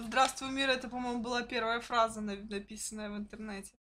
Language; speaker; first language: Russian; native; Russian